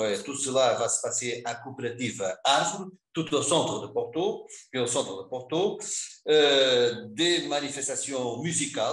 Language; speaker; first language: French; non-native, fluent; Portuguese